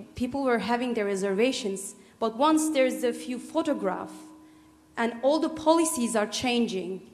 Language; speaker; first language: English; non-native, fluent; Turkish